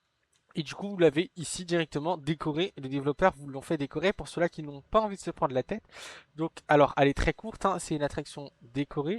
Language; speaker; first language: French; native; French